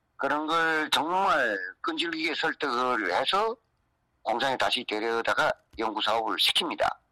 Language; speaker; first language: Korean; native; Korean